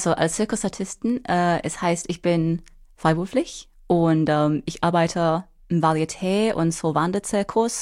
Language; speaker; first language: German; non-native, fluent; English